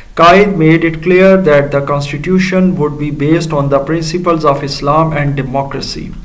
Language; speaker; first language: English; non-native, local second language; Urdu